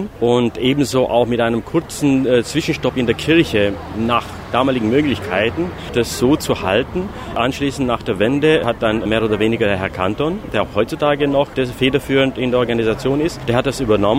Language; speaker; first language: German; native; German